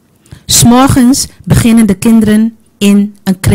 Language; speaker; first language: Dutch; non-native, learner; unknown